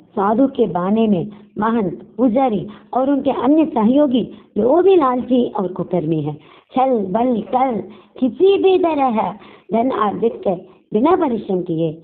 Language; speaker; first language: Hindi; non-native, local second language; Telugu